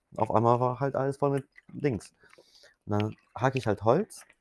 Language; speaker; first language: German; early bilingual, other home language; Polish